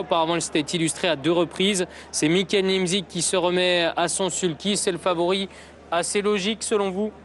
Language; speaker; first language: French; native; French